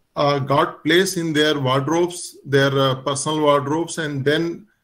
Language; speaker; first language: English; non-native, local second language; Hindi